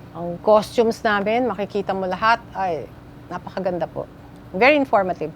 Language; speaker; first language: Filipino; native; Filipino